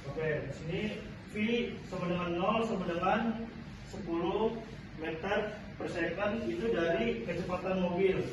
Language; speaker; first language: Indonesian; native; Indonesian